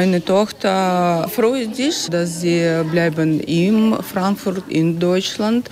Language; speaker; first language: German; non-native, learner; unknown